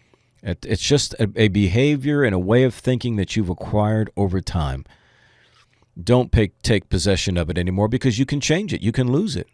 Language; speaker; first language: English; native; English